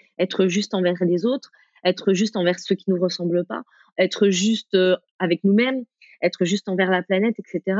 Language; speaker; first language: French; early bilingual, other home language; Arabic